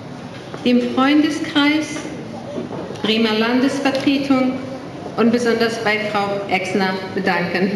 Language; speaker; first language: German; non-native, fluent; Persian